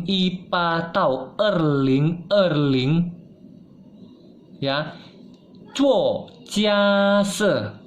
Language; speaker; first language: Chinese; non-native, fluent; Indonesian